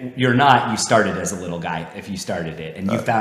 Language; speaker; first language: English; native; English